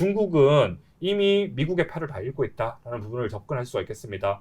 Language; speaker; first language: Korean; native; Korean